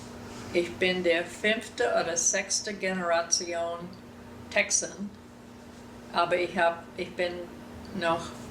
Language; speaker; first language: German; early bilingual, heritage; German